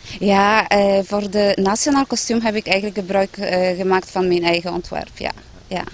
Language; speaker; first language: Dutch; non-native, fluent; Polish